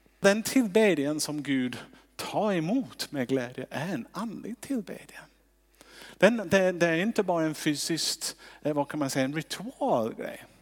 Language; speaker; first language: Swedish; non-native, fluent; English